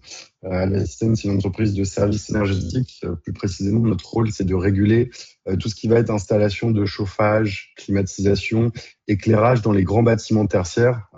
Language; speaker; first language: French; native; French